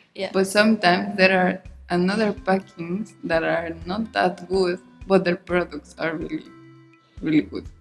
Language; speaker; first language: English; non-native, fluent; Spanish